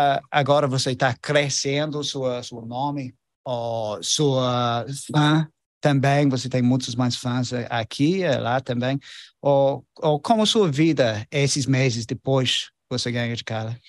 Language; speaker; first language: Portuguese; non-native, learner; English